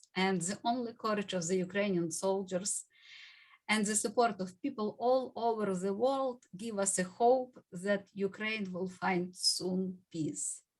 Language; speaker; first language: English; non-native, fluent; Ukrainian